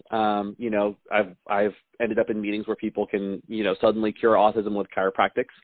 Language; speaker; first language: English; native; English